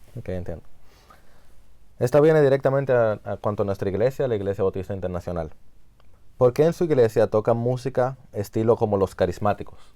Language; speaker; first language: Spanish; native; Spanish